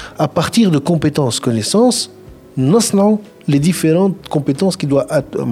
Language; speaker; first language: French; non-native, local second language; Arabic